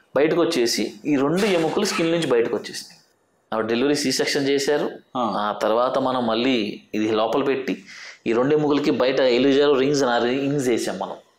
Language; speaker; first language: Telugu; native; Telugu